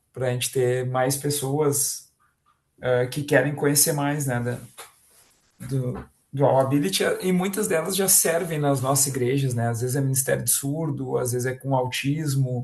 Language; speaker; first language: Portuguese; native; Portuguese